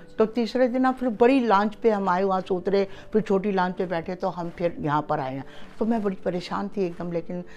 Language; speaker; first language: Urdu; early bilingual, heritage; Urdu